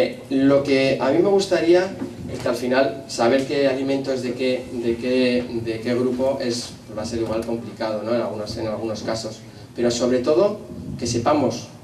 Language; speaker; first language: Spanish; native; Spanish